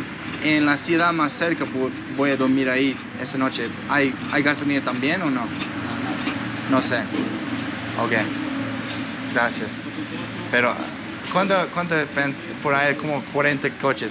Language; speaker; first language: Spanish; non-native, learner; English